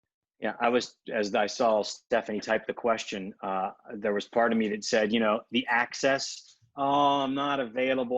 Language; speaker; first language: English; native; English